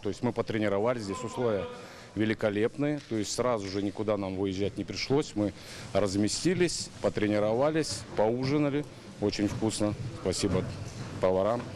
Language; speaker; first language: Russian; native; Russian